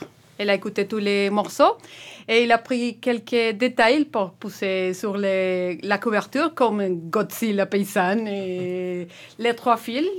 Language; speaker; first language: French; non-native, learner; Spanish